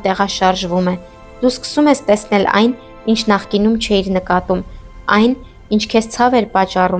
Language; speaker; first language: Armenian; native; Armenian